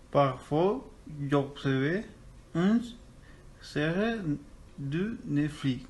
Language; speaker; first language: French; non-native, learner; Spanish